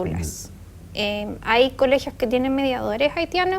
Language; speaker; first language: Spanish; native; Spanish